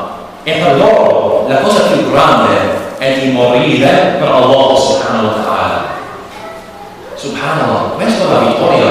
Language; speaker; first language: Italian; non-native, learner; English